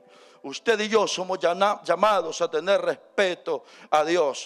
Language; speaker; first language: Spanish; native; Spanish